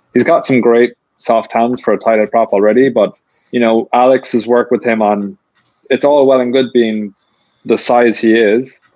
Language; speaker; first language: English; native; English